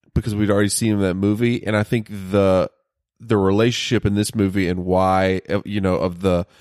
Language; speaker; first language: English; native; English